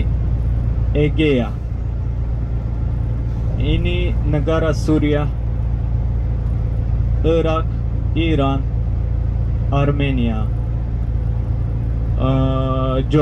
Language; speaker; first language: Indonesian; non-native, fluent; Turkish